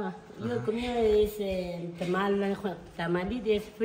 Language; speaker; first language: Spanish; non-native, local second language; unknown